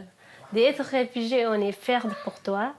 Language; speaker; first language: French; non-native, learner; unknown